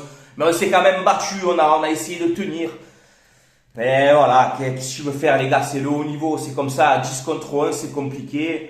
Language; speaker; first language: French; native; French